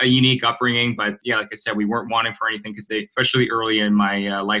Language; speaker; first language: English; native; English